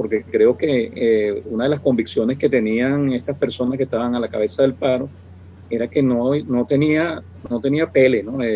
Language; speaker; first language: Spanish; native; Spanish